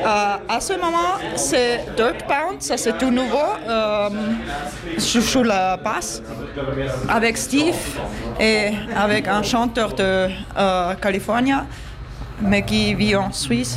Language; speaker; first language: French; non-native, learner; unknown